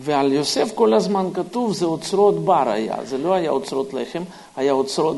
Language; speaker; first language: Hebrew; non-native, fluent; Russian